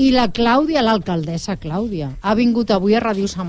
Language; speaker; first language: Catalan; native; Catalan